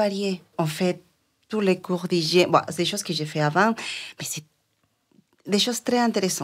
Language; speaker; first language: French; non-native, fluent; Spanish